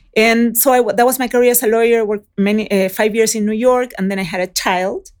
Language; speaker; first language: English; early bilingual, other home language; Spanish